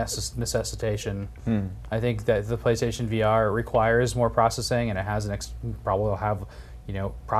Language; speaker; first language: English; native; English